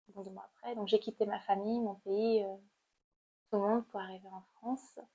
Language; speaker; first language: French; non-native, fluent; Khmer